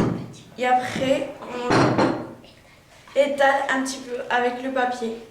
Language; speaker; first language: French; non-native, learner; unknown